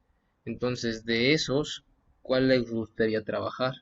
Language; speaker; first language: Spanish; native; Spanish